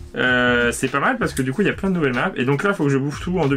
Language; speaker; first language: French; native; French